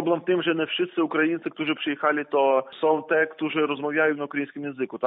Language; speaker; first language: Polish; non-native, fluent; Ukrainian